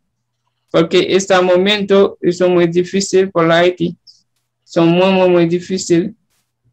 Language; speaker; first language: Spanish; non-native, learner; Haitian Creole